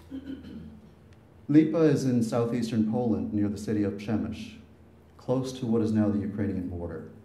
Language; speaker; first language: English; native; English